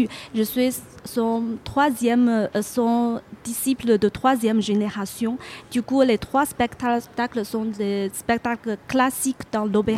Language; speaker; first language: French; non-native, fluent; Chinese